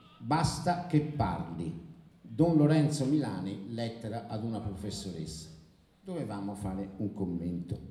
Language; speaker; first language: Italian; native; Italian